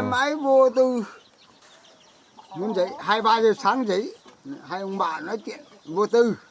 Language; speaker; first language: Vietnamese; native; Vietnamese